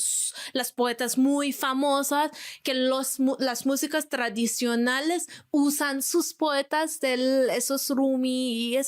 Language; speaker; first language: Spanish; non-native, fluent; Persian